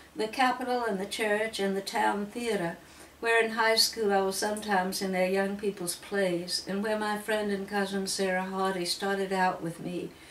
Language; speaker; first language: English; native; English